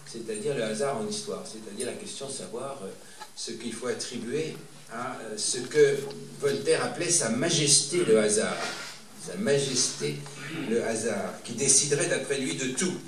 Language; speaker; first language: French; native; French